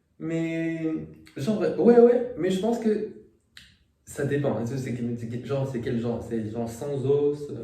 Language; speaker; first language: French; non-native, fluent; Chinese